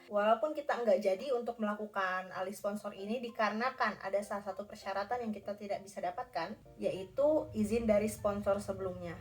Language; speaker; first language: Indonesian; native; Indonesian